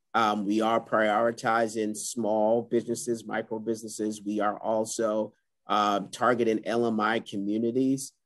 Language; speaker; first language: English; native; English